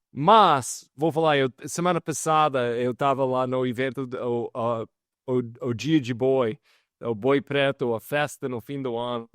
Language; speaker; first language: Portuguese; non-native, fluent; English